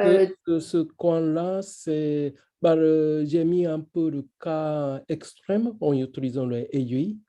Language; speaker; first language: French; non-native, fluent; Japanese